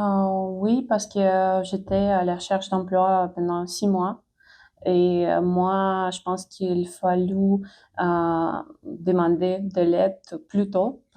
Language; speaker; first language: French; non-native, fluent; Ukrainian